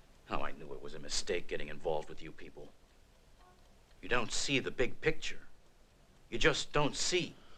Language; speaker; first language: English; early bilingual, other home language; Spanish